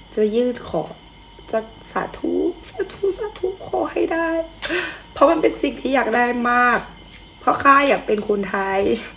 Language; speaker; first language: Thai; non-native, fluent; Russian